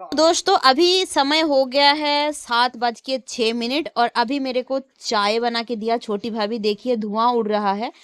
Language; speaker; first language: Hindi; non-native, local second language; Bangla